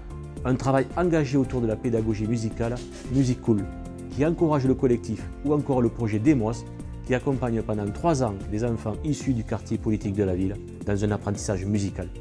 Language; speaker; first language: French; native; French